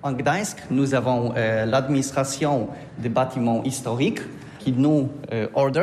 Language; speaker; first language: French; non-native, learner; Polish